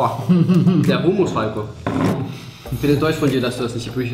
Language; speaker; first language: German; native; German